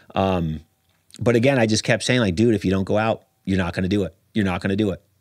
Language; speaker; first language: English; native; English